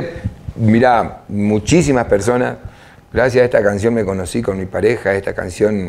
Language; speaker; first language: Spanish; native; Spanish